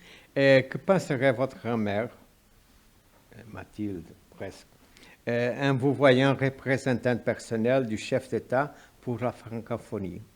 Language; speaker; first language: French; non-native, fluent; Portuguese